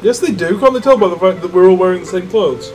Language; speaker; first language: English; native; English